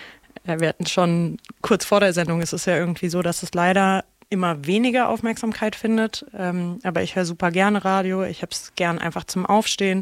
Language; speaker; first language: German; native; German